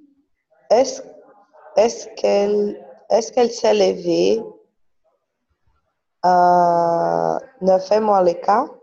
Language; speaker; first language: French; non-native, learner; Portuguese